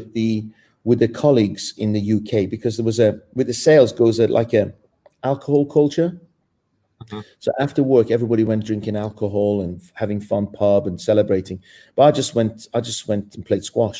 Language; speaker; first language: English; non-native, fluent; Persian